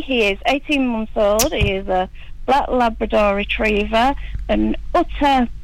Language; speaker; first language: English; native; English